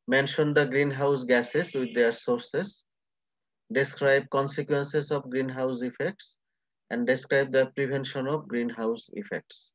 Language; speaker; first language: English; non-native, local second language; Bangla